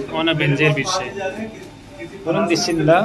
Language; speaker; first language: Turkish; non-native, fluent; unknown